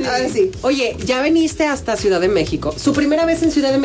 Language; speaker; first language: Spanish; native; Spanish